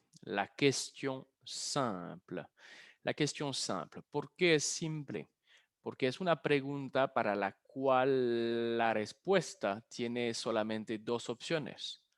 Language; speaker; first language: Spanish; non-native, fluent; French